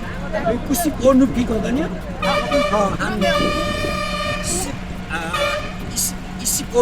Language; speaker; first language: Korean; non-native, fluent; Nepali